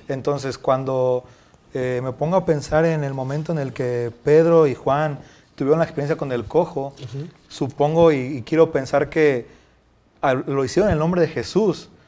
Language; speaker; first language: Spanish; native; Spanish